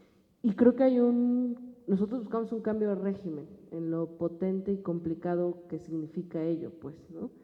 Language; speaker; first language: Spanish; native; Spanish